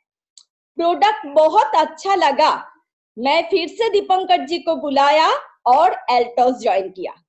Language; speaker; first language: Hindi; non-native, local second language; Bangla